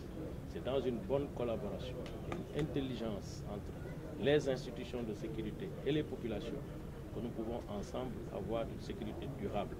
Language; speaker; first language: French; non-native, local second language; Wolof